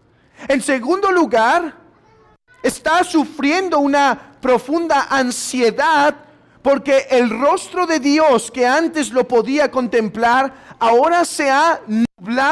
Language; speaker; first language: Spanish; native; Spanish